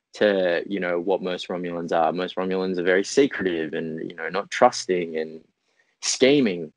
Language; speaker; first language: English; native; English